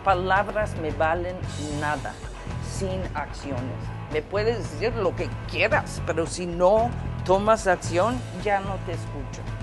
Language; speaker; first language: Spanish; non-native, fluent; English